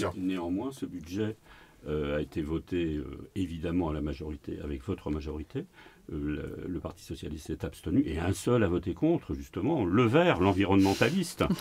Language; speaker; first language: French; native; French